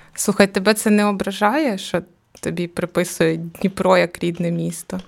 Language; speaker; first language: Ukrainian; native; Ukrainian